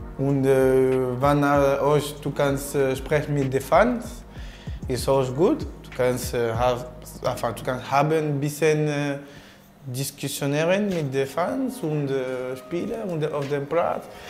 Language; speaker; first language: German; non-native, learner; French